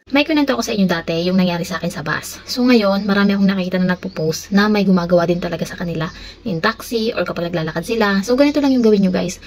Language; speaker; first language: Filipino; native; Filipino